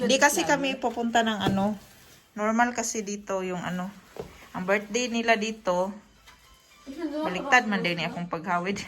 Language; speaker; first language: Filipino; non-native, local second language; Cebuano